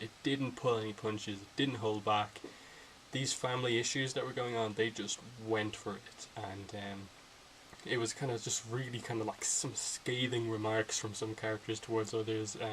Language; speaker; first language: English; native; English